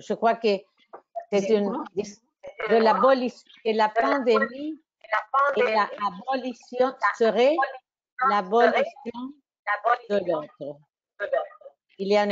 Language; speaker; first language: French; non-native, fluent; Spanish